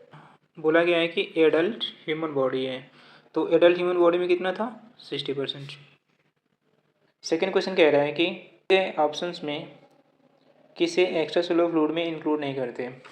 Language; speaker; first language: Hindi; native; Hindi